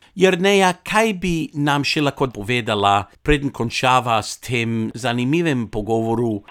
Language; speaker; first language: Slovenian; early bilingual, heritage; English